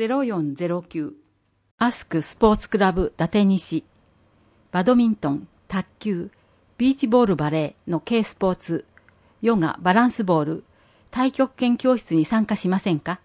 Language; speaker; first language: Japanese; native; Japanese